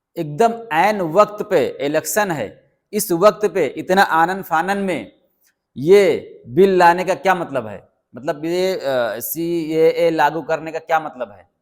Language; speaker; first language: Hindi; native; Hindi